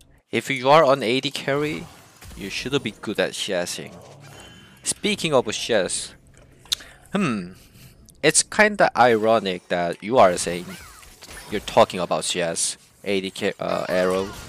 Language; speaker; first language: English; non-native, fluent; Korean